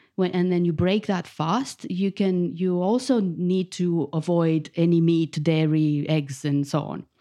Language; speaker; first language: English; non-native, fluent; Romanian